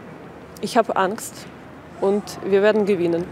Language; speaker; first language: German; non-native, fluent; Ukrainian